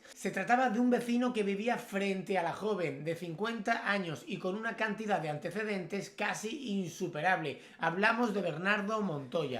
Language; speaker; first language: Spanish; native; Spanish